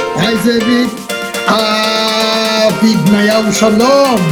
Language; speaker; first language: Hebrew; non-native, fluent; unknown